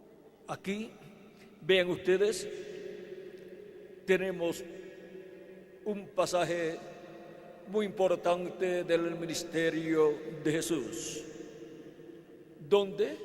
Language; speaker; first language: Spanish; native; Spanish